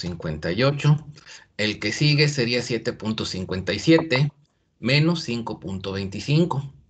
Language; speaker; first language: Spanish; native; Spanish